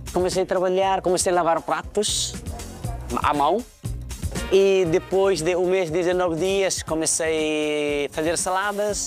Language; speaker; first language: Portuguese; non-native, fluent; Nepali